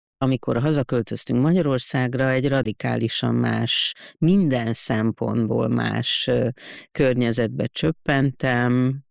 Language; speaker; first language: Hungarian; early bilingual, heritage; Hungarian